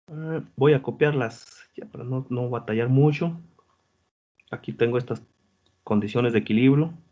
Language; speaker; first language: Spanish; native; Spanish